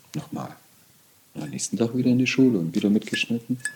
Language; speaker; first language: German; native; German